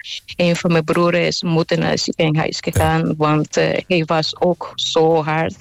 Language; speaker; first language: Dutch; non-native, local second language; Papiamento